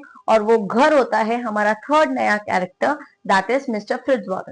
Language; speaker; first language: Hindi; native; Hindi